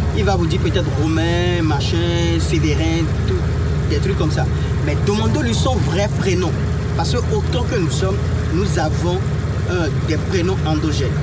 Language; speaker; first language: French; non-native, local second language; Fon